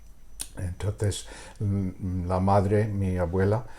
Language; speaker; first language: Spanish; non-native, fluent; English